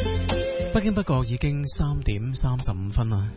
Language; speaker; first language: Chinese; non-native, local second language; Cantonese